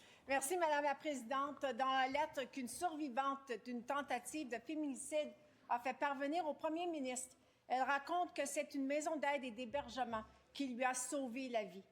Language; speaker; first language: French; native; French